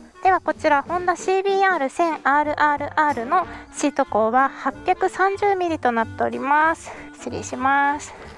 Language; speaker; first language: Japanese; native; Japanese